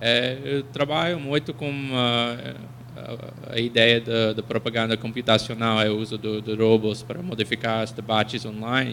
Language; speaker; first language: Portuguese; non-native, fluent; English